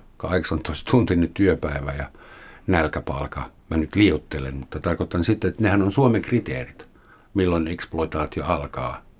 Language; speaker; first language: Finnish; native; Finnish